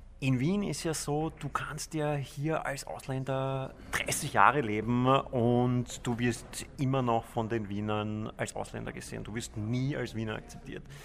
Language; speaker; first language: German; native; German